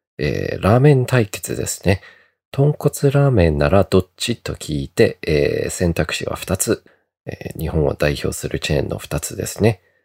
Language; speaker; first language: Japanese; early bilingual, heritage; Japanese